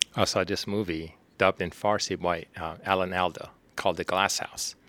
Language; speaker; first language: English; non-native, fluent; Persian